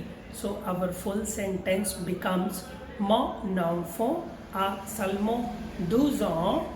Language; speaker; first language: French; non-native, fluent; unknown